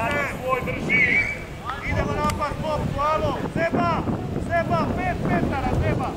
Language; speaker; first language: Croatian; native; Croatian